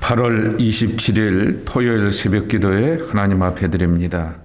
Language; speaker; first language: Korean; native; Korean